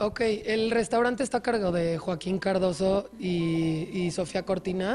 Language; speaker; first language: Spanish; native; Spanish